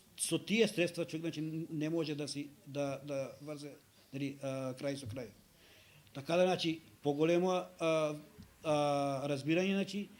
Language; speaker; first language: Macedonian; native; Macedonian